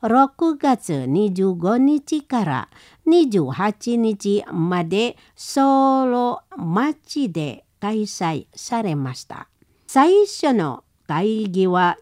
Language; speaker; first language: Japanese; non-native, learner; Indonesian